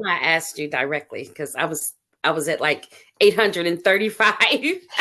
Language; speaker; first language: English; native; English